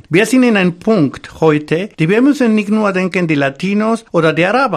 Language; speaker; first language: German; non-native, fluent; Spanish